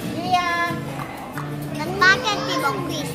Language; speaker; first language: Italian; early bilingual, heritage; Italian